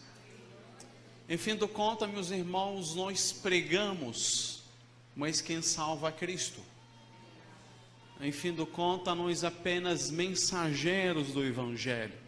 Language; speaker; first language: Portuguese; non-native, fluent; Arabic